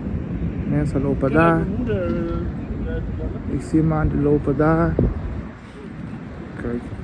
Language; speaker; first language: Dutch; non-native, learner; Portuguese